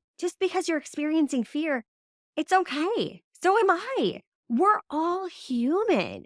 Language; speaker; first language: English; native; English